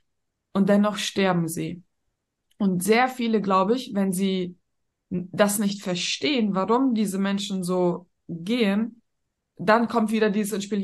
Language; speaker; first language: German; native; German